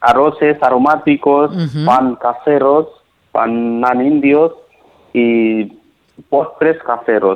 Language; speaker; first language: Spanish; non-native, learner; Nepali